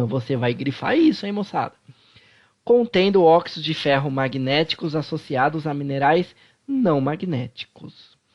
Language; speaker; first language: Portuguese; native; Portuguese